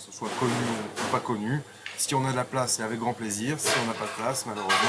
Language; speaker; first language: French; native; French